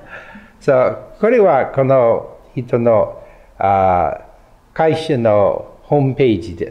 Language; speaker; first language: Japanese; non-native, fluent; English